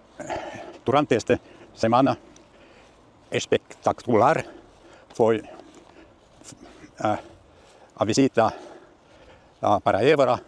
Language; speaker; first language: Portuguese; non-native, learner; Finnish